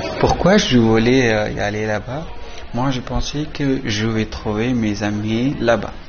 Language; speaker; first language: French; non-native, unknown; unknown